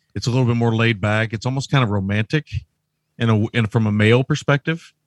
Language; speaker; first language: English; native; English